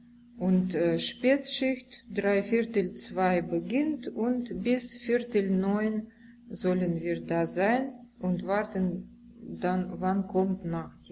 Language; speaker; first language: German; non-native, learner; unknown